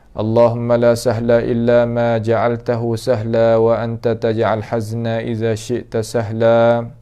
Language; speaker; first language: Arabic; non-native, fluent; Malay